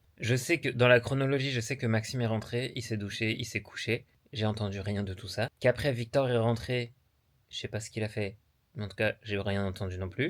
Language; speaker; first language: French; native; French